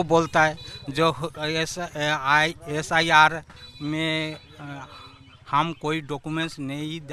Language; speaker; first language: Hindi; non-native, local second language; Bangla